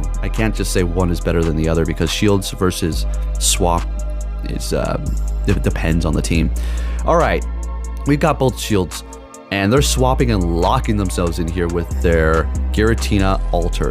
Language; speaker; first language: English; native; English